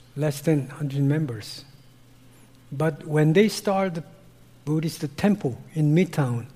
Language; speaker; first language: English; non-native, fluent; Korean